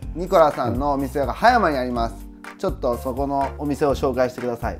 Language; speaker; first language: Japanese; native; Japanese